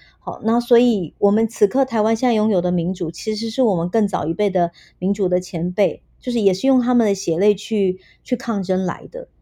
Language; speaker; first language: Chinese; native; Chinese